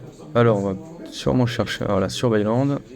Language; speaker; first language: French; native; French